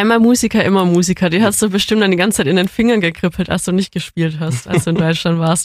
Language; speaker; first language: German; native; German